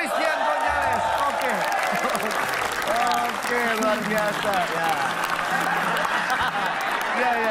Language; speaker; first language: Indonesian; native; Indonesian